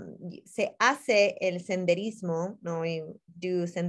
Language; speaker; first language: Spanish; non-native, fluent; English